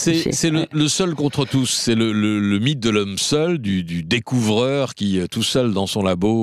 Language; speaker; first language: French; native; French